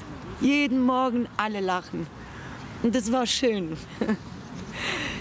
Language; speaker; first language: German; non-native, fluent; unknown